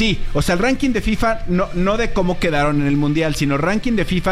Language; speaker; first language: Spanish; native; Spanish